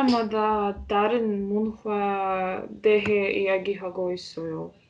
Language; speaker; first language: Korean; non-native, learner; Latvian